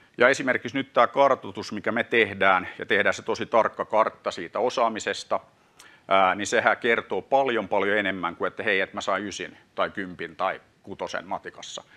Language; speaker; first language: Finnish; non-native, local second language; Swedish